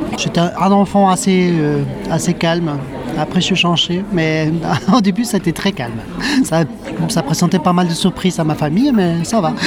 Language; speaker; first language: French; non-native, fluent; Spanish